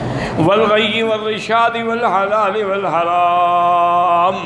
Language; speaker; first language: Arabic; non-native, fluent; Urdu